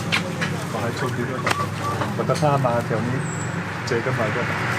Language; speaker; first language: Thai; non-native, fluent; English